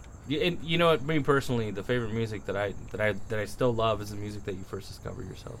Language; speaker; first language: English; early bilingual, other home language; Spanish